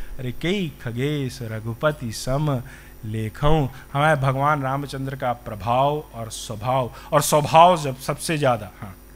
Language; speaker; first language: Hindi; native; Hindi